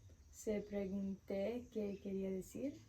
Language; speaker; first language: Spanish; non-native, fluent; English